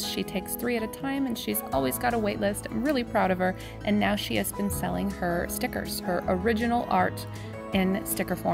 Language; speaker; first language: English; native; English